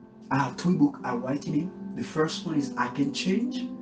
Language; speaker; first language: English; non-native, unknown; Haitian Creole